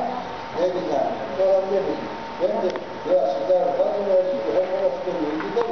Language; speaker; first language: Greek; early bilingual, other home language; Turkish